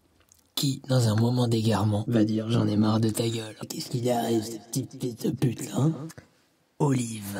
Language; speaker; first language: French; native; French